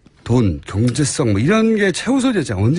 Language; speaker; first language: Korean; native; Korean